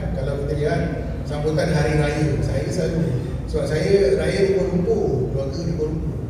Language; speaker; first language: Malay; native; Malay